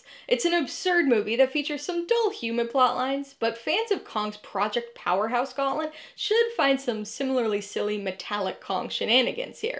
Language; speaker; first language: English; native; English